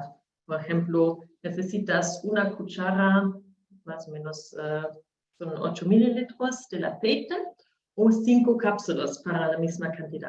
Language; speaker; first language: Spanish; non-native, learner; German